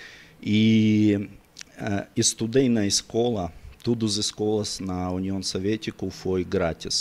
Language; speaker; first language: Portuguese; non-native, learner; Russian